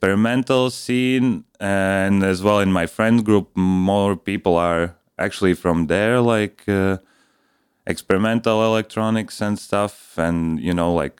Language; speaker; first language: English; non-native, fluent; Latvian